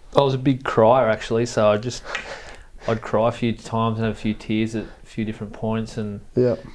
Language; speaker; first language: English; native; English